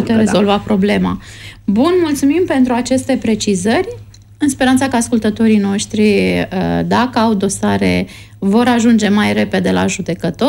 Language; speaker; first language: Romanian; native; Romanian